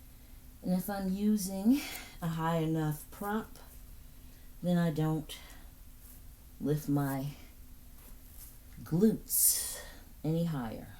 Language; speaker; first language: English; native; English